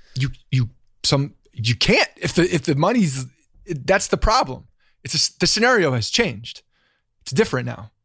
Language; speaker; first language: English; native; English